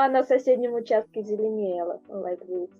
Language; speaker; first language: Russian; non-native, learner; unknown